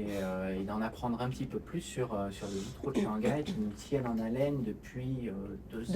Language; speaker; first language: French; native; French